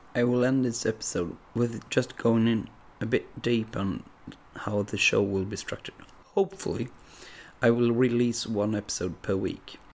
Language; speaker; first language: English; non-native, fluent; Swedish